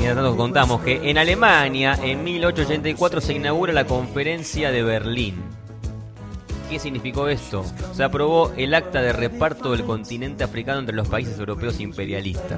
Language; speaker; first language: Spanish; native; Spanish